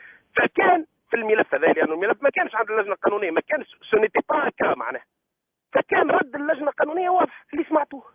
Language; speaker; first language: Arabic; native; Arabic